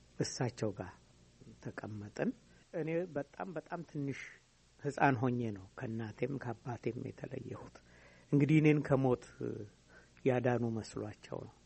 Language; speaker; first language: Amharic; native; Amharic